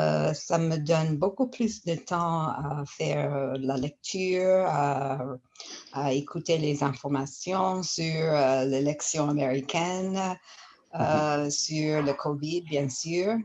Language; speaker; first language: French; non-native, fluent; English